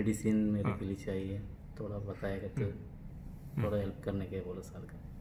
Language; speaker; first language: Hindi; non-native, local second language; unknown